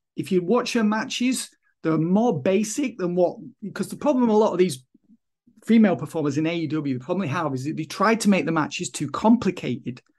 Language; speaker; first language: English; native; English